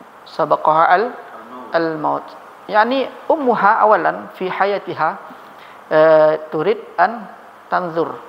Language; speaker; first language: Arabic; non-native, learner; Malay